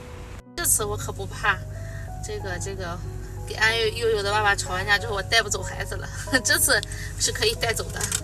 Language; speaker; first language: Chinese; native; Chinese